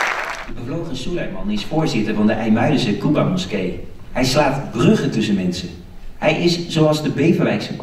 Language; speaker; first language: Dutch; native; Dutch